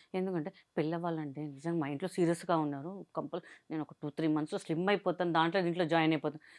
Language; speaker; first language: Telugu; non-native, local second language; Hindi